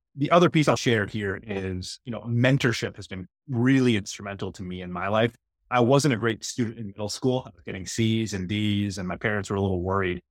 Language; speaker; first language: English; native; English